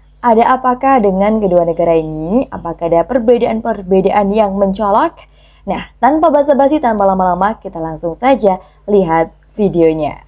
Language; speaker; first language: Indonesian; native; Indonesian